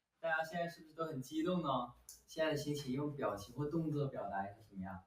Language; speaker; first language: Chinese; non-native, learner; Korean